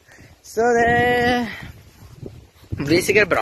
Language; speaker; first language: Swedish; non-native, learner; Norwegian